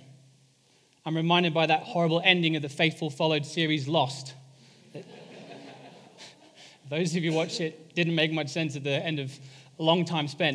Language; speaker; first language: English; native; English